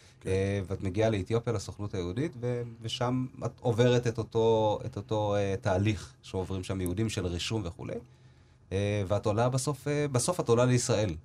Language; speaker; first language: Hebrew; early bilingual, other home language; Amharic